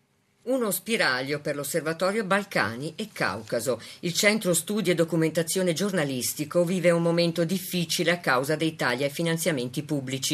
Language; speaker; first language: Italian; native; Italian